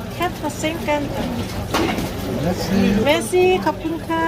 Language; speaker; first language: French; non-native, learner; Thai